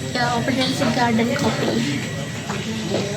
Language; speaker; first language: English; non-native, local second language; Indonesian